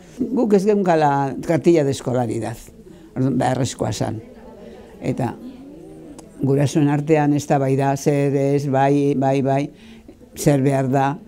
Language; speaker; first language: Basque; native; Basque